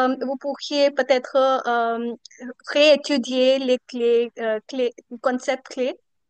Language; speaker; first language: French; non-native, fluent; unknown